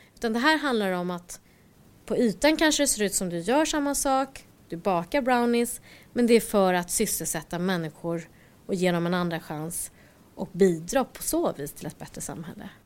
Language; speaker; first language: Swedish; early bilingual, other home language; Korean